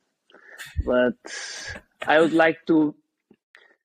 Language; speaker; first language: English; non-native, learner; Portuguese